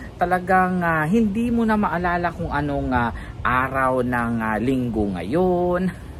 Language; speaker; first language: Filipino; non-native, local second language; Cebuano